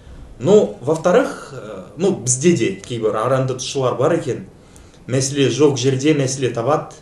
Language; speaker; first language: Kazakh; non-native, fluent; Russian